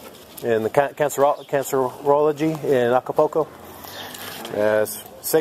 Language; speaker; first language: Spanish; non-native, learner; English